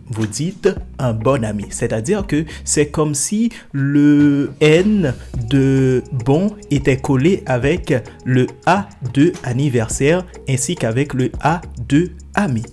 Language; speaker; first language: French; non-native, local second language; Haitian Creole